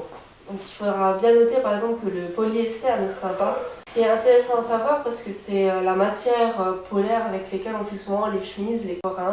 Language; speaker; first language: French; native; French